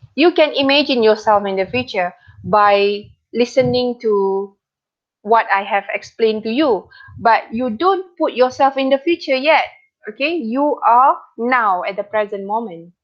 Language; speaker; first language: English; non-native, local second language; Malay